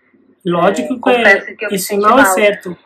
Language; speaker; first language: Portuguese; non-native, learner; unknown